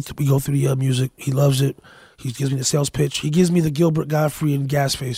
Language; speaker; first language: English; native; English